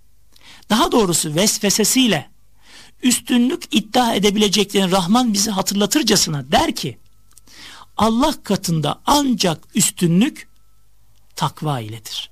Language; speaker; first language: Turkish; native; Turkish